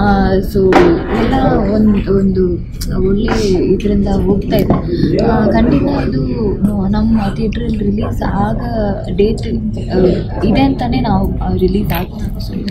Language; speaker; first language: Kannada; non-native, local second language; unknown